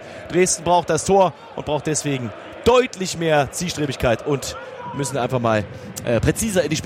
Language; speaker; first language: German; native; German